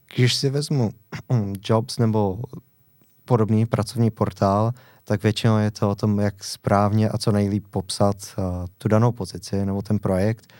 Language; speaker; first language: Czech; non-native, fluent; English